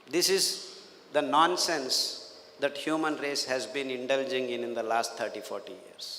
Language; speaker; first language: English; non-native, local second language; Telugu